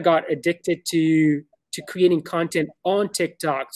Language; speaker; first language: English; non-native, local second language; Urdu